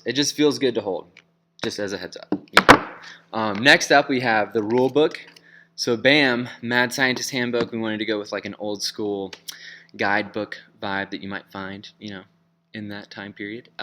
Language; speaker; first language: English; native; English